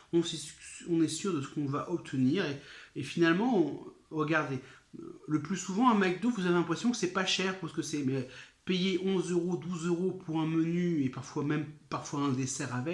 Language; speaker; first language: French; native; French